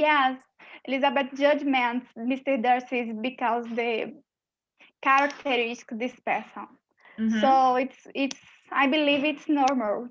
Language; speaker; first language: English; non-native, learner; Portuguese